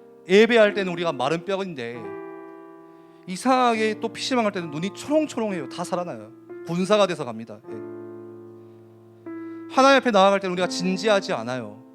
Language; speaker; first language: Korean; native; Korean